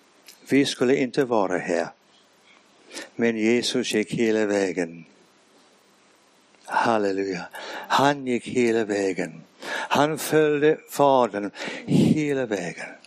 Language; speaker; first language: Swedish; non-native, fluent; English